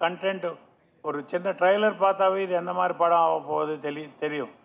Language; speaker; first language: Tamil; non-native, local second language; Telugu